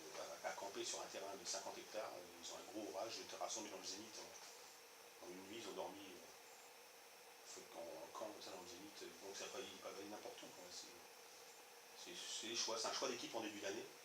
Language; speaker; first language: French; native; French